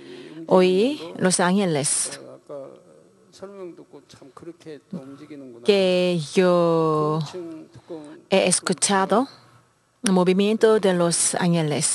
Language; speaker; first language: Spanish; non-native, learner; Korean